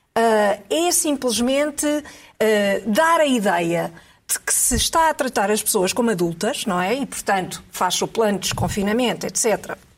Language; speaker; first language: Portuguese; native; Portuguese